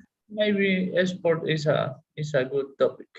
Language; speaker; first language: English; non-native, learner; Spanish